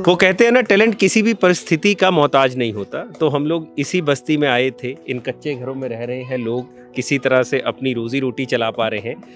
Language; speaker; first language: Hindi; native; Hindi